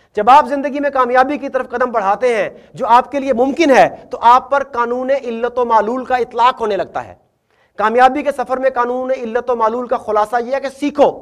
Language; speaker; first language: Urdu; native; Urdu